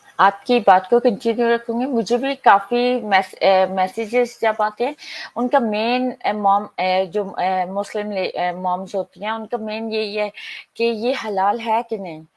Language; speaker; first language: Hindi; native; Hindi